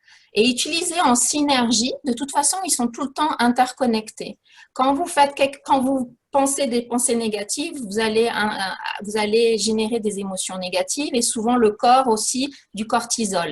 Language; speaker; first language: French; native; French